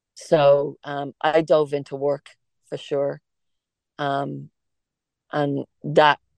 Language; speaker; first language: English; native; English